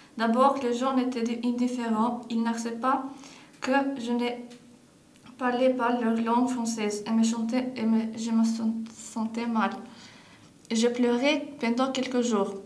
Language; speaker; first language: French; non-native, learner; Albanian